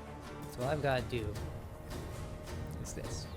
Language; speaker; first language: English; native; English